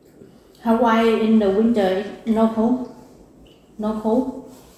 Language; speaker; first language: English; non-native, learner; Vietnamese